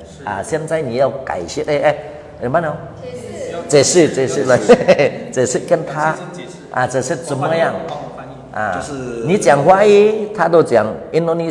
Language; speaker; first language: Chinese; non-native, learner; Hakka Chinese